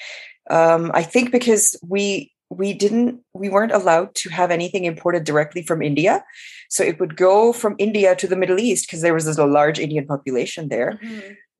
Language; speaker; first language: English; non-native, local second language; Urdu